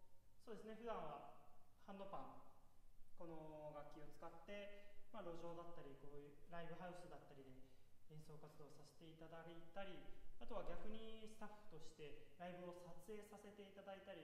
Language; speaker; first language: Japanese; native; Japanese